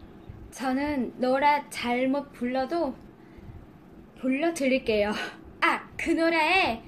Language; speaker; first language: Korean; non-native, learner; Thai